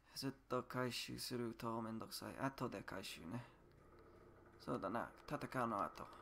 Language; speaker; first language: Japanese; non-native, fluent; English